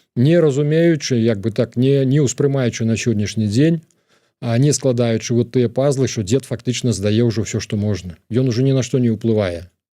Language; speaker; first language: Belarusian; native; Belarusian